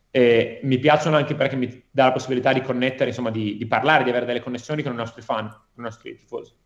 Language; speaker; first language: Italian; native; Italian